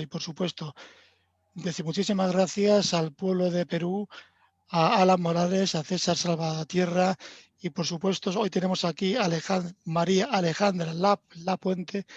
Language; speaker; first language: Spanish; native; Spanish